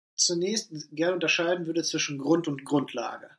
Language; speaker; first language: German; non-native, fluent; Russian